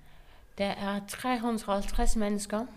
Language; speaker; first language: Danish; non-native, local second language; Faroese